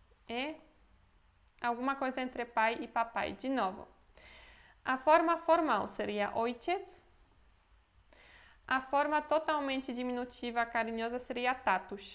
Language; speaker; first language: Portuguese; non-native, fluent; Polish